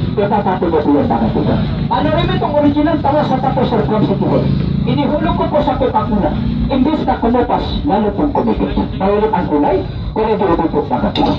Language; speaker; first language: Filipino; non-native, local second language; Cebuano